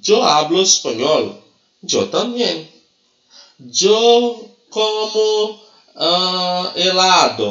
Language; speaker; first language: Spanish; non-native, fluent; Portuguese